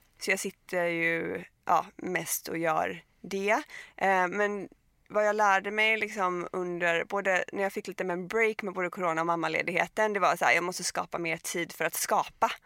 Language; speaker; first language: Swedish; native; Swedish